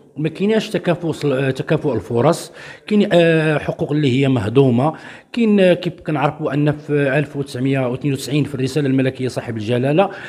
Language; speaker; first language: Arabic; native; Arabic